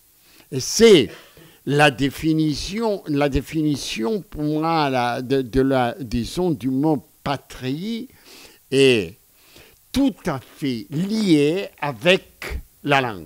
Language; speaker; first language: French; non-native, fluent; Greek